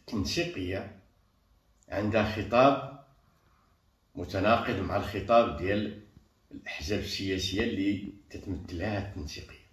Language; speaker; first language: Arabic; native; Arabic